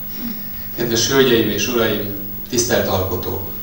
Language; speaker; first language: Hungarian; native; Hungarian